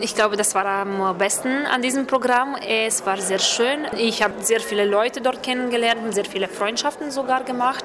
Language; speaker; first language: German; non-native, fluent; Romanian